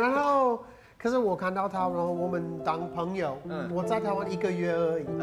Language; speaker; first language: Chinese; non-native, fluent; English